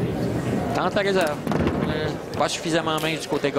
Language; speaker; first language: French; native; French